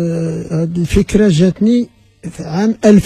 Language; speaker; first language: Arabic; native; Arabic